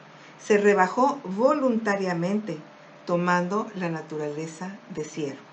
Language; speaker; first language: Spanish; native; Spanish